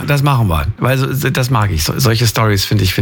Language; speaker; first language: German; native; German